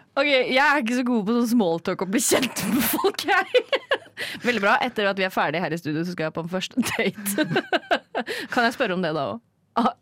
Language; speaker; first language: Norwegian; native; Norwegian